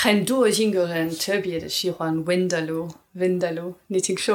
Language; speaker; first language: Chinese; non-native, learner; English